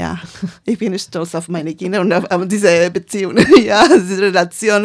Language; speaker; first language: German; non-native, learner; Spanish